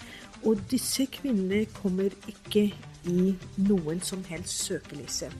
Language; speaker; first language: Norwegian; non-native, fluent; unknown